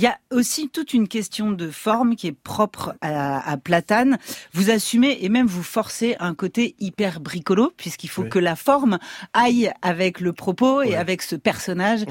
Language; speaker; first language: French; native; French